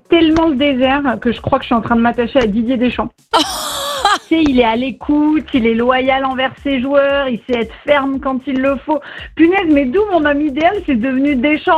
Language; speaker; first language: French; native; French